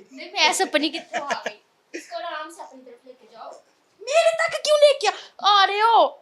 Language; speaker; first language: Urdu; non-native, local second language; Punjabi